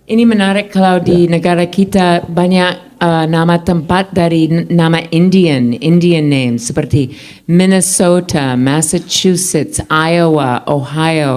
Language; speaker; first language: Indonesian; non-native, fluent; English